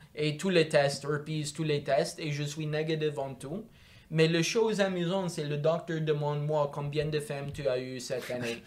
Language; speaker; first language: French; non-native, local second language; English